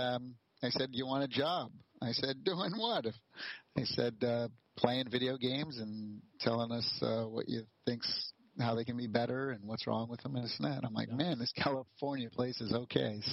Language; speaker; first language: English; native; English